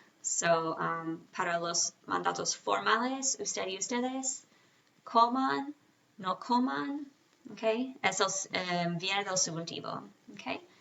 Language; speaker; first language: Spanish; non-native, fluent; English